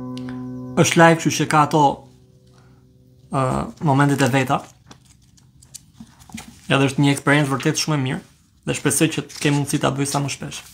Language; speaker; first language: Albanian; native; Albanian